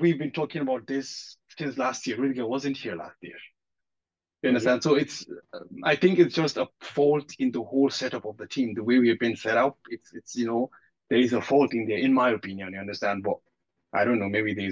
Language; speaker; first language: English; non-native, local second language; Hausa